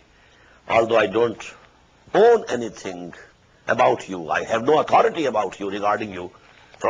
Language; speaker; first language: English; non-native, local second language; Urdu